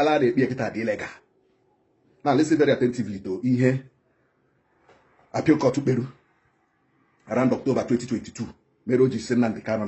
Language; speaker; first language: Igbo; native; Igbo